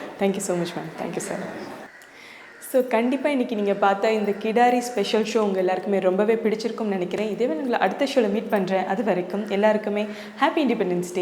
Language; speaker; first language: Tamil; native; Tamil